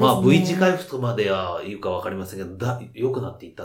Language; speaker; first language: Japanese; native; Japanese